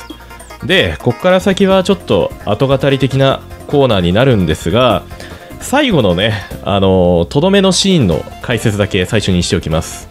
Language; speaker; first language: Japanese; native; Japanese